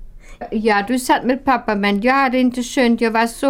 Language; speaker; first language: Swedish; non-native, fluent; German